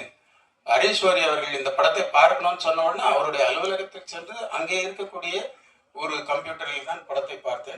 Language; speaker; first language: Tamil; native; Tamil